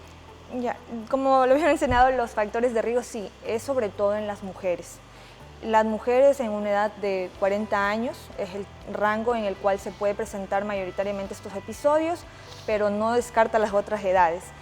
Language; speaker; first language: Spanish; native; Spanish